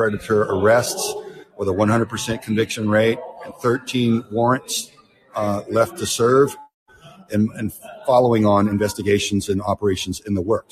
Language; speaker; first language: English; native; English